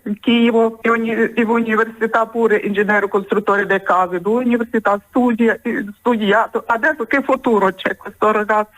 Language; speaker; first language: Italian; non-native, learner; Ukrainian